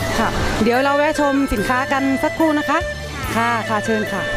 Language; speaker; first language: Thai; native; Thai